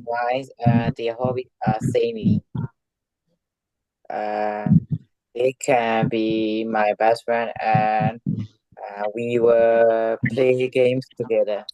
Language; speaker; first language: English; non-native, learner; Burmese